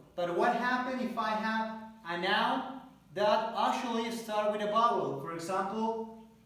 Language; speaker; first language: English; non-native, fluent; Spanish